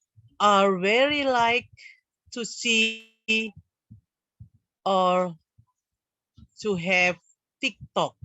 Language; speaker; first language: English; non-native, learner; Indonesian